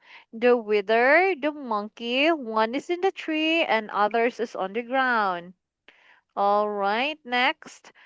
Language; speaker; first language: English; non-native, fluent; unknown